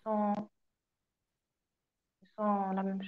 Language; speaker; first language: French; non-native, learner; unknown